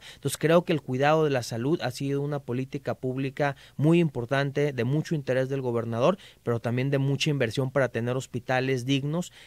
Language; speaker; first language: Spanish; native; Spanish